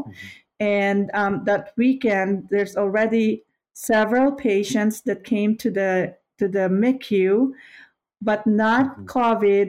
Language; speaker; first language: English; non-native, local second language; Filipino